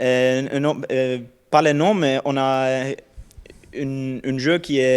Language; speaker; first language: French; non-native, learner; Norwegian